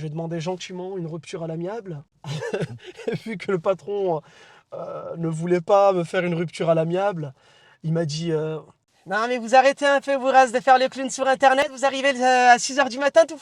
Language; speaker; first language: French; native; French